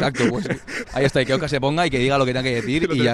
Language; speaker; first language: Spanish; native; Spanish